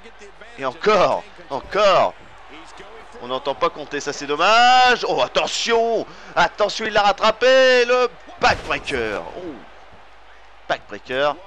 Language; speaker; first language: French; native; French